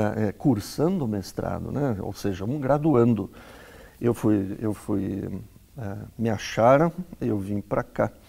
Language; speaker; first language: Portuguese; native; Portuguese